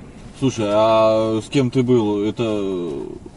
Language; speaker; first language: Russian; native; Russian